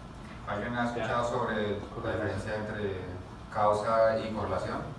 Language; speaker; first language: Spanish; native; Spanish